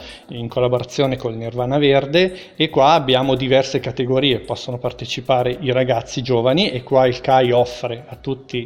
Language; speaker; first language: Italian; native; Italian